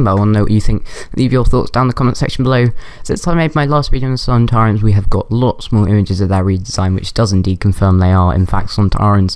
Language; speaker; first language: English; native; English